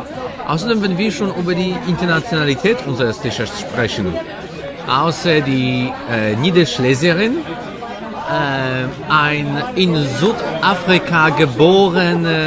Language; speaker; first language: German; non-native, fluent; Polish